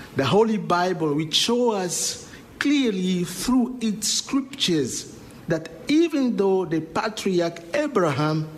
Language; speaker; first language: English; non-native, learner; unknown